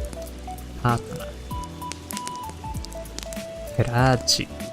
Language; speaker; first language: Japanese; non-native, learner; English